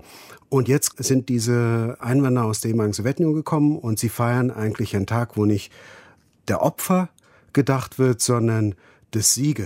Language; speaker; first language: German; native; German